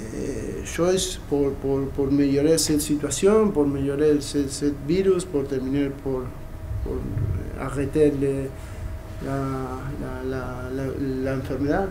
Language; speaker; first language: French; non-native, learner; Spanish